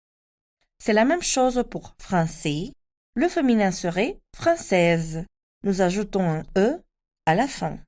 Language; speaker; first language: French; non-native, fluent; Spanish